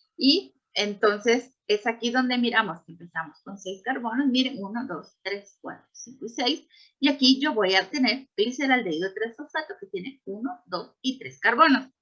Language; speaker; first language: Spanish; native; Spanish